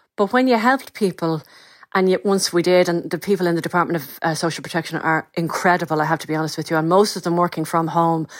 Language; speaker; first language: English; native; English